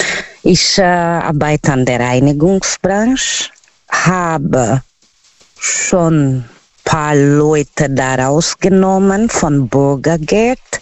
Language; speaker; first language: German; non-native, learner; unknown